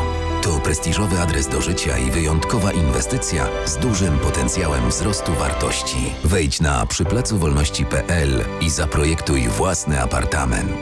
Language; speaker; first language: Polish; native; Polish